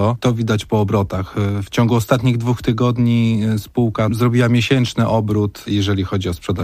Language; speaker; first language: Polish; native; Polish